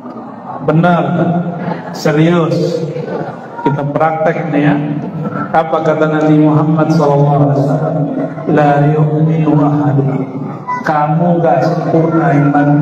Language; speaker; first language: Indonesian; native; Indonesian